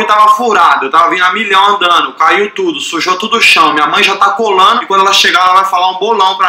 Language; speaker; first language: Portuguese; native; Portuguese